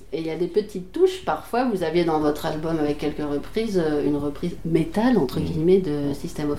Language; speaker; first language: French; native; French